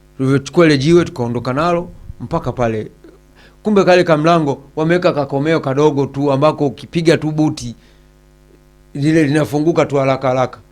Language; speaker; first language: Swahili; native; Swahili